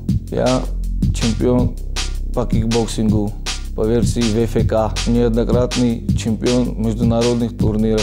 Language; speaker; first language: Russian; non-native, fluent; Georgian